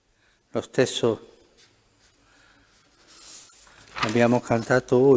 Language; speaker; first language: Italian; non-native, fluent; Spanish